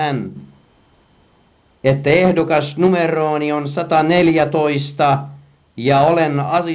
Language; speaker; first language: Finnish; non-native, fluent; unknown